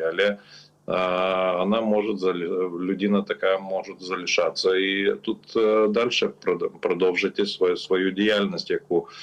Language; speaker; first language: Ukrainian; non-native, learner; Lithuanian